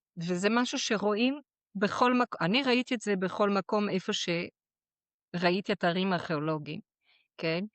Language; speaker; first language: Hebrew; non-native, fluent; Portuguese